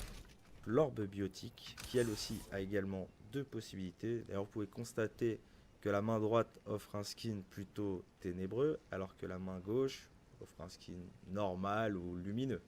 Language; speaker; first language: French; native; French